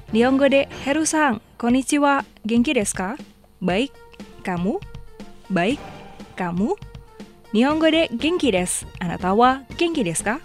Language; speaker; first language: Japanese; non-native, fluent; Indonesian